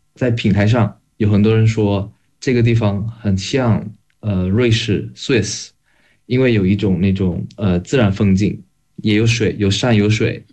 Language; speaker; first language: Chinese; non-native, fluent; Indonesian